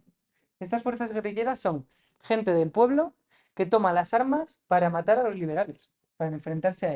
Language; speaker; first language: Spanish; native; Spanish